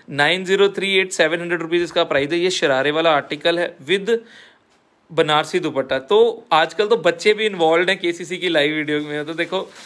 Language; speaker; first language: Hindi; non-native, local second language; Punjabi